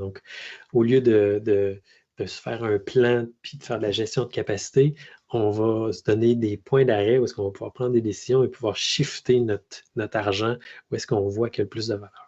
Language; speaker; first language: French; native; French